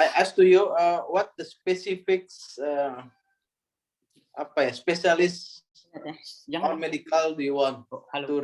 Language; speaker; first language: English; non-native, learner; Indonesian